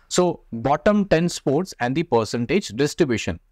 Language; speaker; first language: English; non-native, local second language; Hindi